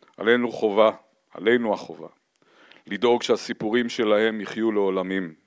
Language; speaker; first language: Hebrew; native; Hebrew